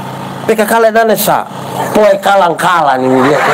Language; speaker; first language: Malay; native; Malay